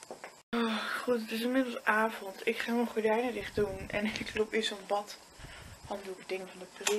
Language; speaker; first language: Dutch; native; Dutch